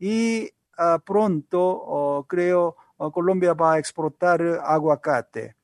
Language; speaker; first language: Spanish; non-native, learner; Korean